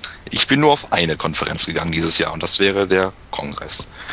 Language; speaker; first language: German; native; German